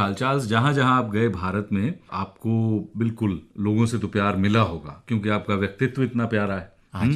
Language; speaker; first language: Hindi; native; Hindi